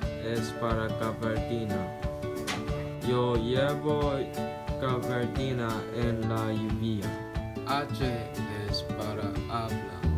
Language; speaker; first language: Spanish; non-native, learner; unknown